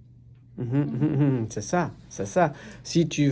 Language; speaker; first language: French; non-native, fluent; English